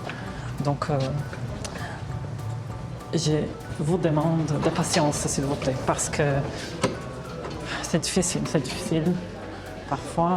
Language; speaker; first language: French; non-native, fluent; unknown